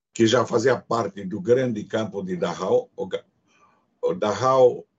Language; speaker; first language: Portuguese; non-native, fluent; Hungarian